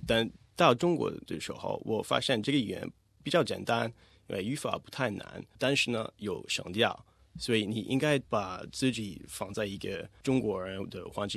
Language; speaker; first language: Chinese; non-native, fluent; English